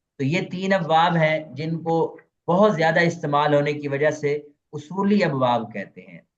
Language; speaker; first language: Urdu; non-native, local second language; Punjabi